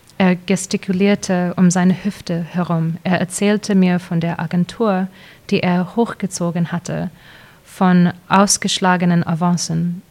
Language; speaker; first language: German; early bilingual, heritage; English